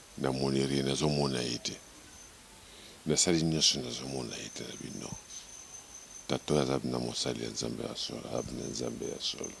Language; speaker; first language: Lingala; non-native, local second language; Kituba (Democratic Republic of Congo)